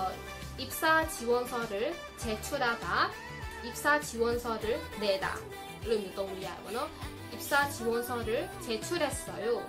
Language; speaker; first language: Korean; non-native, fluent; Burmese